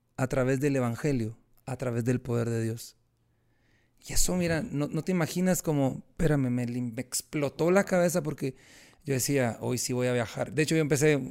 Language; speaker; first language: Spanish; native; Spanish